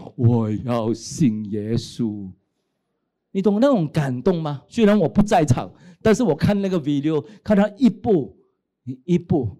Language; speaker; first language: Chinese; native; Chinese